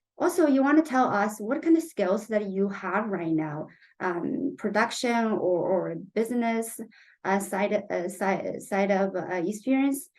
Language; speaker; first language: English; non-native, fluent; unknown